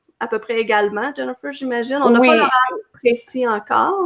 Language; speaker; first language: French; native; French